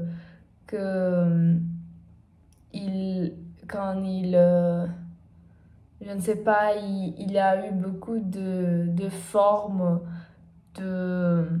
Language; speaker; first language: French; non-native, learner; Portuguese